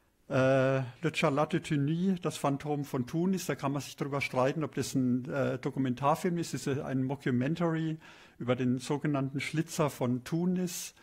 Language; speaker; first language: German; native; German